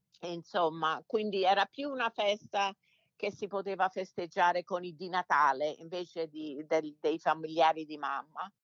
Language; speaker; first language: Italian; early bilingual, heritage; Italian